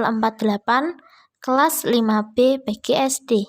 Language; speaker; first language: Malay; non-native, local second language; Javanese